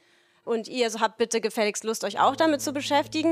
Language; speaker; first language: German; native; German